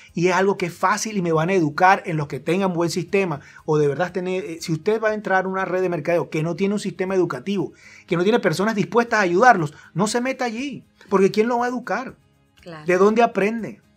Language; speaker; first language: Spanish; native; Spanish